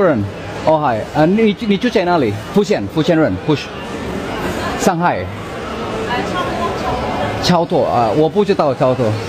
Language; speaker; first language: Chinese; non-native, learner; Indonesian